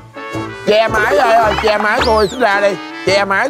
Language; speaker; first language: Vietnamese; native; Vietnamese